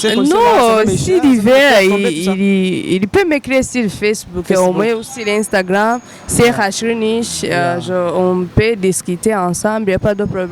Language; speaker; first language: French; non-native, local second language; Rundi